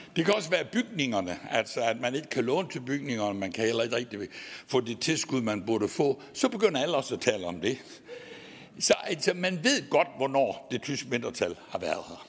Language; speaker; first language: Danish; native; Danish